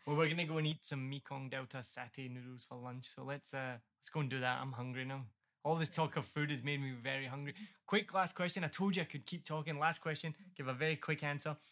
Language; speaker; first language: English; native; English